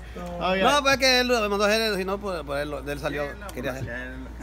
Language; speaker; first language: Spanish; native; Spanish